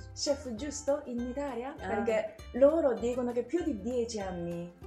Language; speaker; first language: Italian; non-native, learner; Japanese